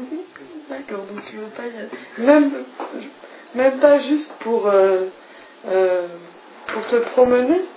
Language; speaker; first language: French; non-native, fluent; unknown